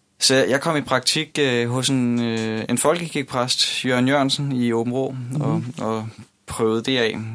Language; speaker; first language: Danish; native; Danish